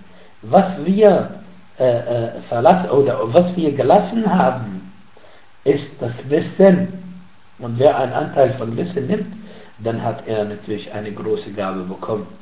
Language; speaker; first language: German; non-native, fluent; Arabic